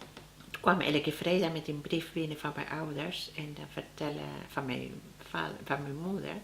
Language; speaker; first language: Dutch; non-native, learner; Spanish